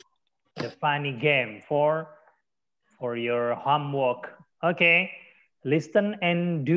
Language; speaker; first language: English; non-native, learner; Indonesian